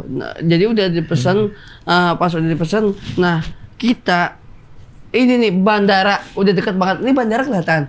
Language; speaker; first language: Indonesian; native; Indonesian